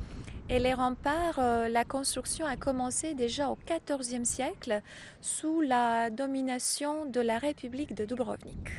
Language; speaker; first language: French; non-native, fluent; Croatian